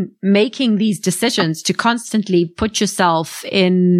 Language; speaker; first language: English; native; English